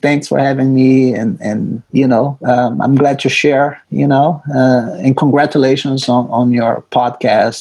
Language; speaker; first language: English; non-native, fluent; Portuguese